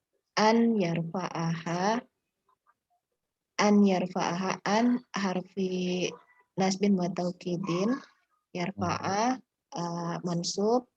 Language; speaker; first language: Arabic; non-native, learner; Indonesian